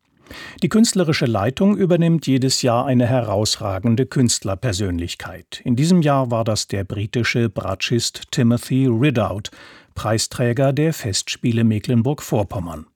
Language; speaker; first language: German; native; German